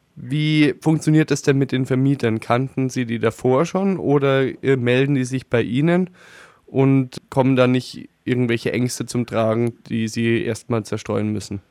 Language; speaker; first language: German; native; German